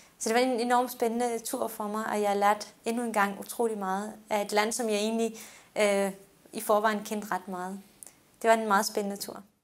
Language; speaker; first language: Danish; early bilingual, other home language; Turkish